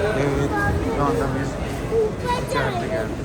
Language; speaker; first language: Turkish; non-native, learner; Urdu